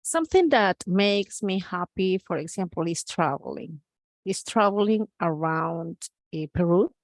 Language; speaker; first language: English; non-native, learner; Spanish